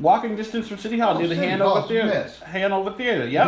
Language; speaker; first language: English; native; English